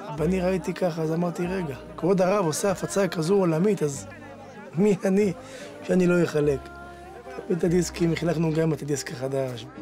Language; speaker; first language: Hebrew; native; Hebrew